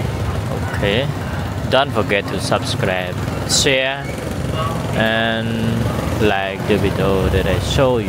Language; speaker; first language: English; non-native, learner; Khmer